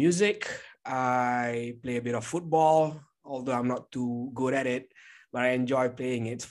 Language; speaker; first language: English; non-native, local second language; Malay